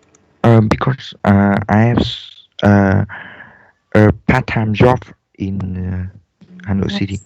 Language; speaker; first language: English; non-native, learner; Vietnamese